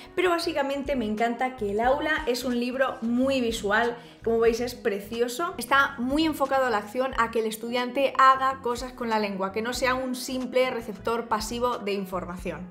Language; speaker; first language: Spanish; native; Spanish